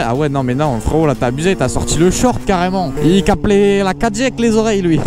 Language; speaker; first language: French; native; French